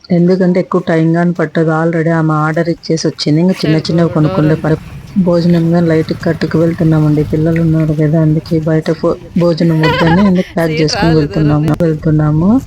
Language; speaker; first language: Telugu; native; Telugu